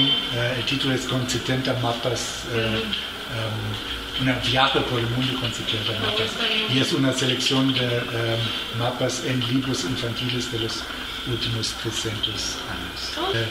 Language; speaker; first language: Spanish; non-native, fluent; German